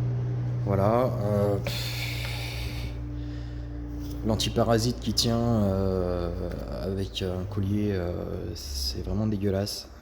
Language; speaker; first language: French; native; French